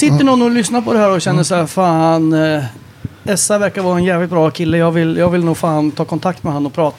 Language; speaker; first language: Swedish; native; Swedish